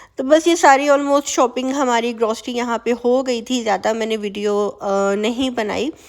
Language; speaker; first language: Urdu; native; Urdu